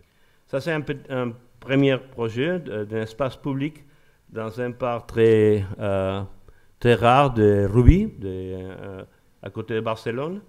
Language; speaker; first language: French; non-native, learner; Spanish